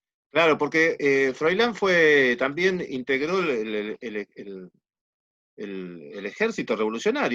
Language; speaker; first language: Spanish; native; Spanish